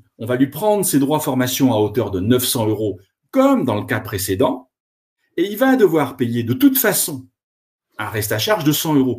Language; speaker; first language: French; native; French